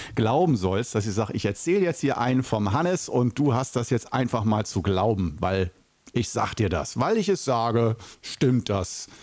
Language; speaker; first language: German; native; German